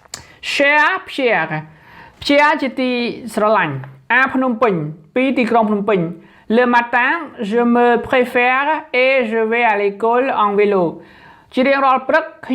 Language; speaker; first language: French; non-native, learner; Khmer